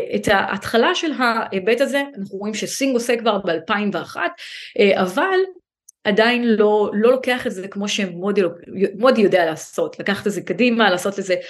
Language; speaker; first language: Hebrew; early bilingual, other home language; Hindi